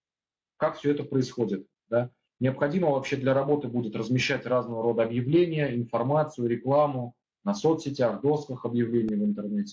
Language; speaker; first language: Russian; native; Russian